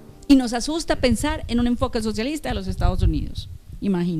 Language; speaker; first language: Spanish; native; Spanish